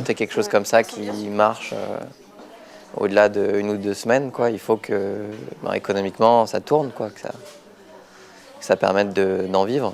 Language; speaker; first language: French; native; French